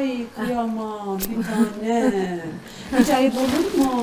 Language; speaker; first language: Turkish; native; Turkish